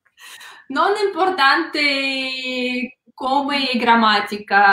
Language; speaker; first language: Italian; non-native, learner; Russian